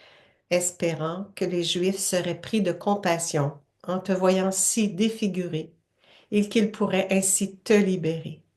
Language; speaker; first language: French; native; French